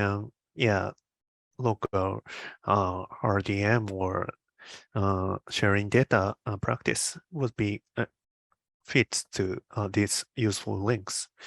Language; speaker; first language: English; non-native, learner; Japanese